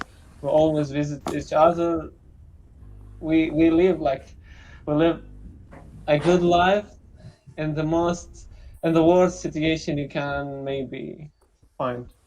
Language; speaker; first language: English; non-native, learner; Arabic